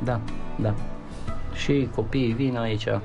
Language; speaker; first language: Romanian; non-native, local second language; Hungarian